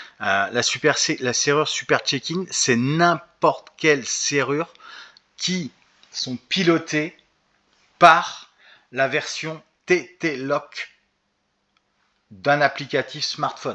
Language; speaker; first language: French; native; French